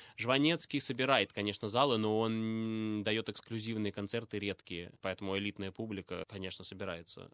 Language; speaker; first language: Russian; native; Russian